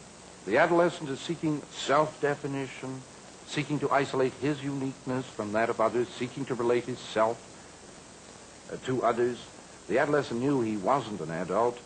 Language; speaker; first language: English; native; English